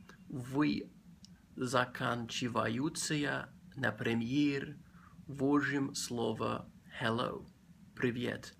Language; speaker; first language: Russian; non-native, learner; English